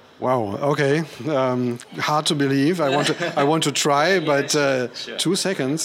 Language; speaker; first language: English; non-native, fluent; German